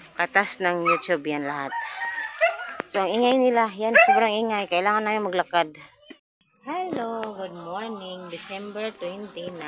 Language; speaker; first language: Filipino; non-native, local second language; Cebuano